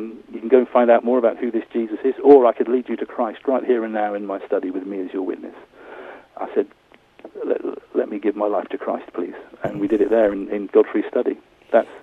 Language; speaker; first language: English; native; English